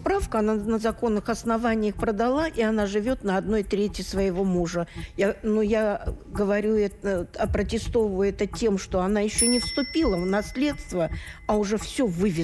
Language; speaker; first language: Russian; native; Russian